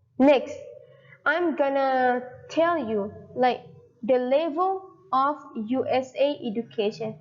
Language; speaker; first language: English; non-native, fluent; Thai